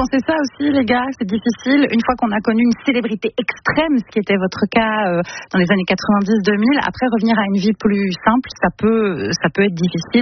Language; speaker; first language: French; native; French